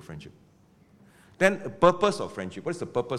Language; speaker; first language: English; non-native, local second language; Min Nan Chinese